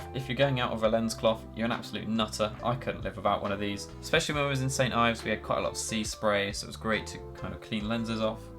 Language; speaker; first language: English; native; English